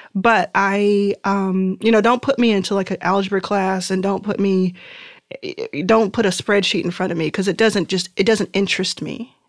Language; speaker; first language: English; native; English